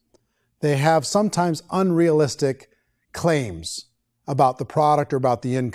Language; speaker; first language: English; native; English